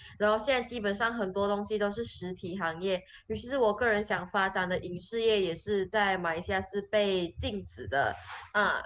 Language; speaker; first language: Chinese; native; Chinese